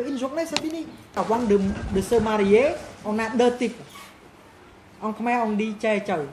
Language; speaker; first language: French; non-native, fluent; Khmer